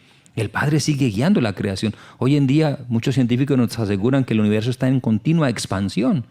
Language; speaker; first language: Spanish; native; Spanish